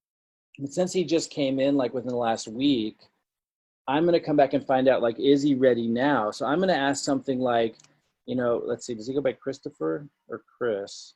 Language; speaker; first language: English; native; English